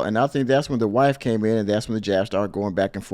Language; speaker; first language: English; native; English